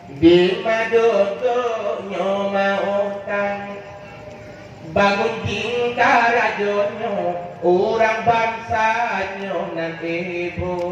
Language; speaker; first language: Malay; non-native, local second language; Achinese